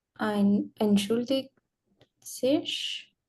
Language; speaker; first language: German; non-native, learner; Spanish